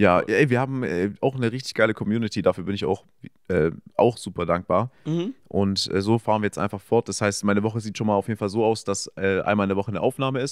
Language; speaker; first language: German; native; German